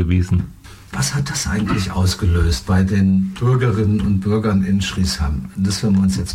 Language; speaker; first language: German; native; German